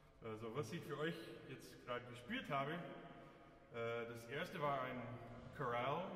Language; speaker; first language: German; non-native, fluent; English